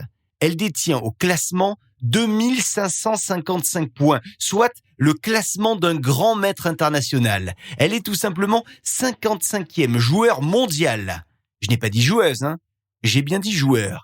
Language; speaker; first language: French; native; French